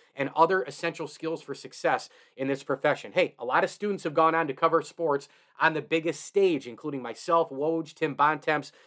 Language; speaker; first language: English; native; English